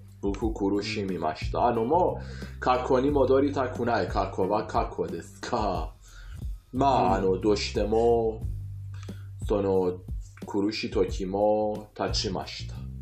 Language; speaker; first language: Japanese; non-native, fluent; Persian